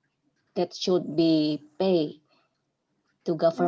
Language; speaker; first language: English; non-native, learner; Indonesian